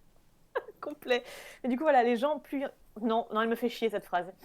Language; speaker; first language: French; native; French